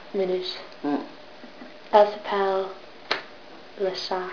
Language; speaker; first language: French; non-native, learner; English